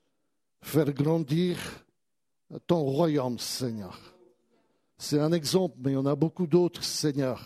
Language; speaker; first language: French; native; French